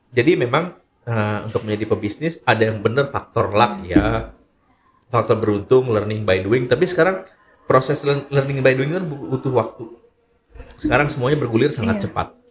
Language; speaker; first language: Indonesian; native; Indonesian